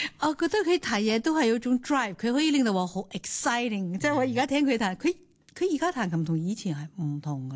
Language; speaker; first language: Cantonese; native; Cantonese